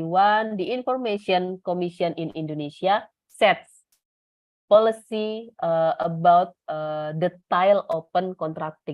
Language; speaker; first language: English; non-native, learner; Indonesian